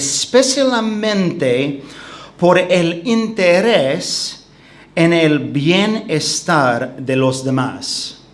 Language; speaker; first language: Spanish; non-native, fluent; English